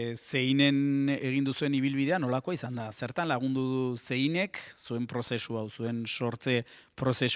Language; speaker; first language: Basque; native; Basque